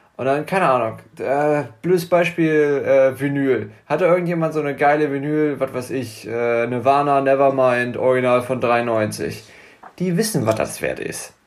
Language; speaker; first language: German; native; German